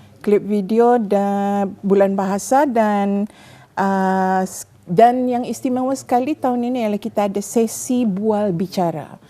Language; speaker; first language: Malay; native; Malay